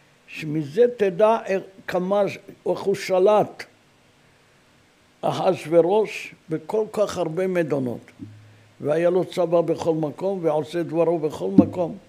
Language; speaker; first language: Hebrew; non-native, fluent; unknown